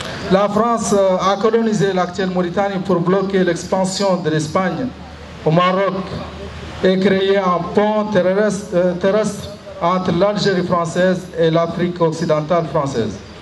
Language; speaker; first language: French; non-native, local second language; Arabic